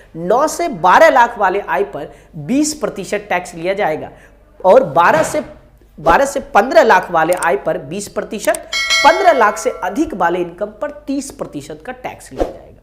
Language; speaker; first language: Hindi; native; Hindi